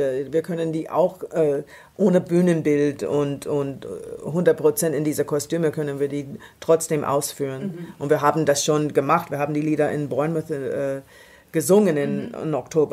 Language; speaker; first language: German; non-native, fluent; English